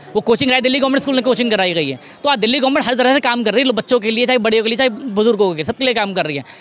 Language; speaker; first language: Hindi; native; Hindi